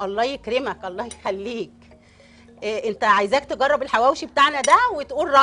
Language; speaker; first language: Arabic; native; Arabic